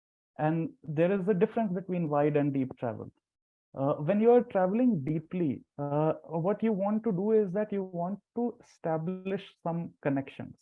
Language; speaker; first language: English; non-native, local second language; Hindi